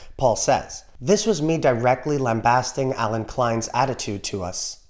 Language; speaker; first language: English; native; English